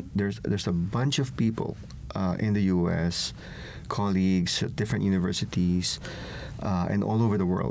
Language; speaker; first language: English; non-native, local second language; Filipino